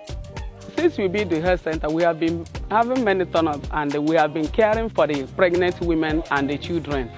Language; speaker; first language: English; non-native, local second language; Igbo